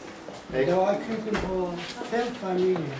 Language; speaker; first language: Danish; non-native, fluent; Kurdish